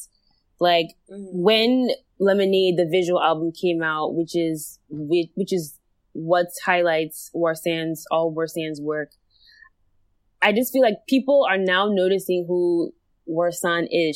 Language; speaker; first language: English; non-native, local second language; Akan